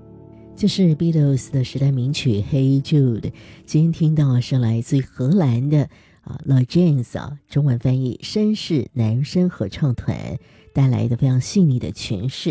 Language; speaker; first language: Chinese; native; Chinese